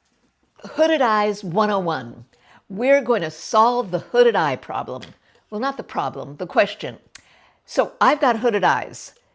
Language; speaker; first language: English; native; English